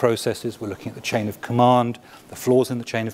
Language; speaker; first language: English; native; English